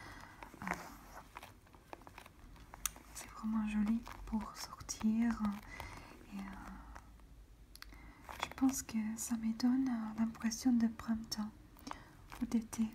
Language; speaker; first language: French; non-native, fluent; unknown